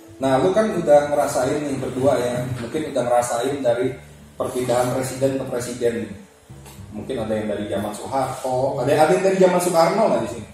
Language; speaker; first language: Indonesian; native; Indonesian